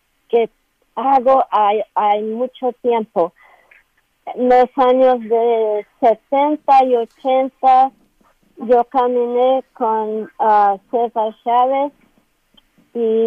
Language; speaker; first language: Spanish; non-native, learner; Portuguese